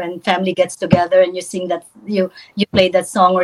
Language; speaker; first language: English; non-native, local second language; Filipino